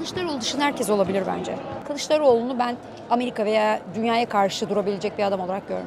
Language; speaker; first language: Turkish; native; Turkish